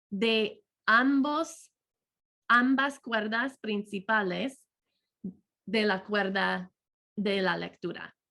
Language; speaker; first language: Spanish; non-native, fluent; English